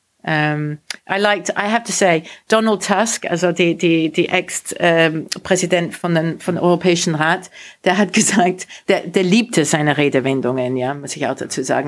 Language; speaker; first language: German; non-native, fluent; English